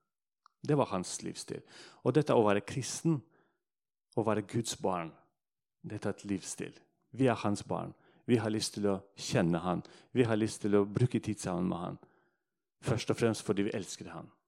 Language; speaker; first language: Norwegian; non-native, fluent; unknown